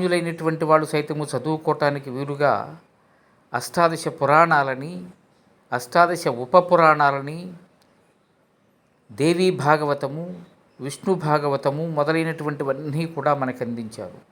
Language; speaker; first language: Telugu; native; Telugu